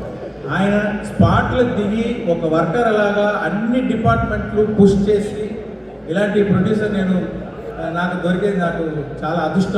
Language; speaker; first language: Telugu; non-native, local second language; Tamil